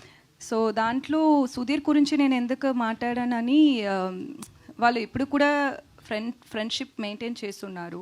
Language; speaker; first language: Telugu; non-native, learner; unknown